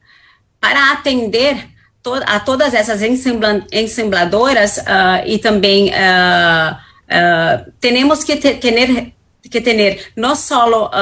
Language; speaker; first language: Spanish; non-native, fluent; Portuguese